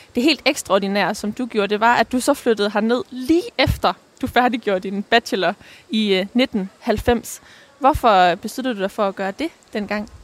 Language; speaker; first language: Danish; native; Danish